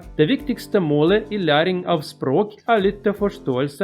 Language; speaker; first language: Norwegian; non-native, learner; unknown